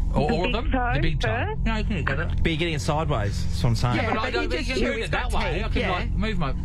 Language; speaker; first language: English; native; English